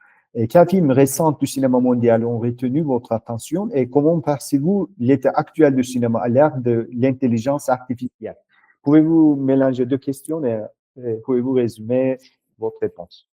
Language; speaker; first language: French; non-native, learner; Turkish